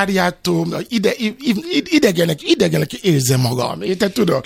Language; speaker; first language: Hungarian; non-native, fluent; Yoruba